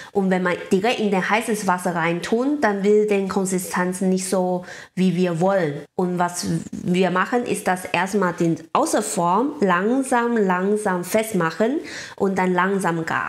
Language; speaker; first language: German; non-native, learner; Chinese